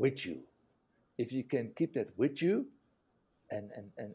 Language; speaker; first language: English; non-native, fluent; Dutch